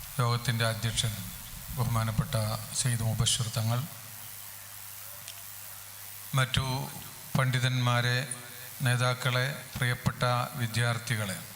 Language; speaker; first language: Malayalam; native; Malayalam